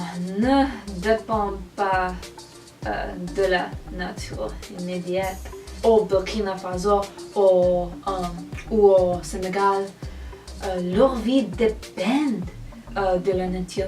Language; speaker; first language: French; non-native, learner; English